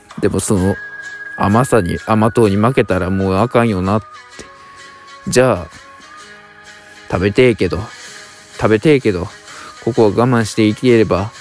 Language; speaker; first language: Japanese; native; Japanese